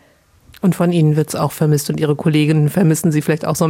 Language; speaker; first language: German; native; German